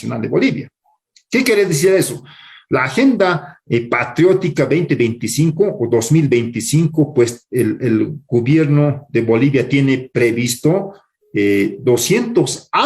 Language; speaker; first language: Spanish; non-native, local second language; Aymara